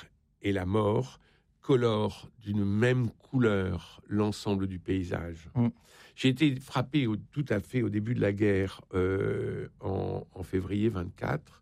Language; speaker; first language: French; native; French